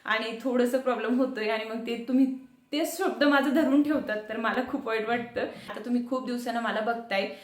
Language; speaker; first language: Marathi; non-native, local second language; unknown